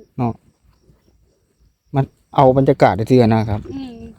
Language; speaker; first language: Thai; non-native, local second language; Northeastern Thai